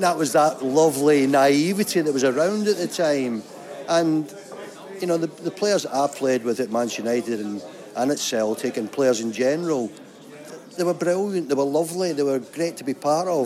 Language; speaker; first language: English; native; English